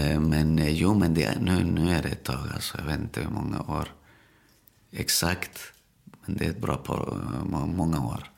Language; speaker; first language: Swedish; early bilingual, other home language; Spanish